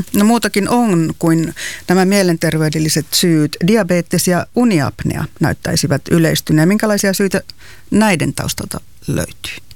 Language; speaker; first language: Finnish; native; Finnish